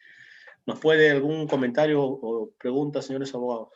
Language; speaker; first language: Spanish; native; Spanish